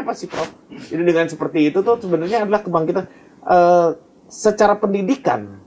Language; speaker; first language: Indonesian; native; Indonesian